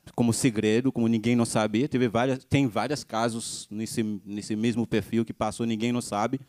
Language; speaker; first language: Portuguese; non-native, fluent; Haitian Creole